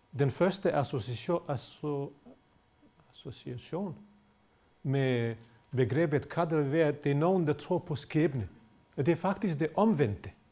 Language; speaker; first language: Danish; non-native, fluent; Bosnian